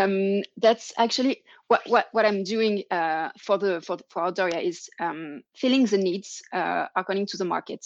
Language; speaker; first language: English; non-native, fluent; French